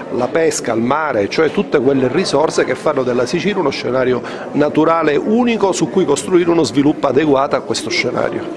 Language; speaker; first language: Italian; native; Italian